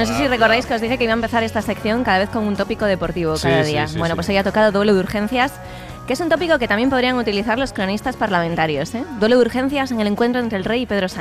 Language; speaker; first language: Spanish; native; Spanish